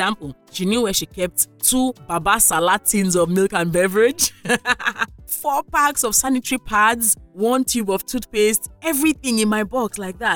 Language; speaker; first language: English; non-native, local second language; Yoruba